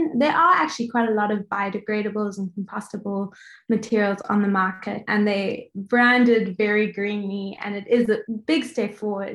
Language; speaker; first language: English; native; English